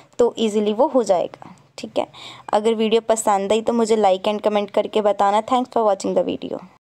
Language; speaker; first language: Hindi; non-native, local second language; Punjabi